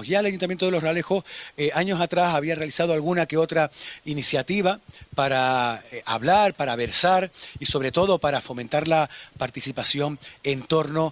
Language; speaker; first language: Spanish; native; Spanish